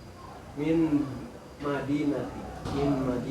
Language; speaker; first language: Arabic; non-native, learner; Indonesian